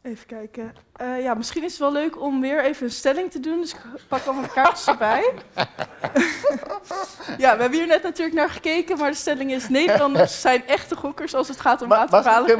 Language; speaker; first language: Dutch; native; Dutch